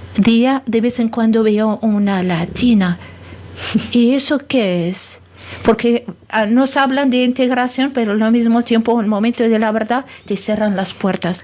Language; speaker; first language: Spanish; non-native, fluent; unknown